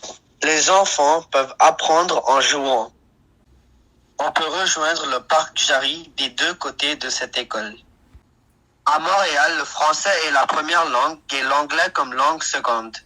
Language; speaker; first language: French; non-native, learner; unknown